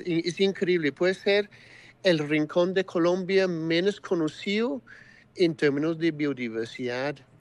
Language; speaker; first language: Spanish; non-native, fluent; English